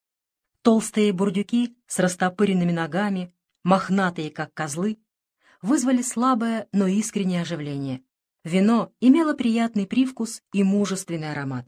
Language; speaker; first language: Russian; native; Russian